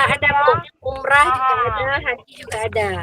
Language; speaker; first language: Malay; native; Malay